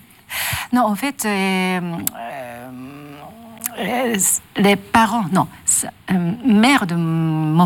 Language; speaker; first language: French; non-native, learner; Japanese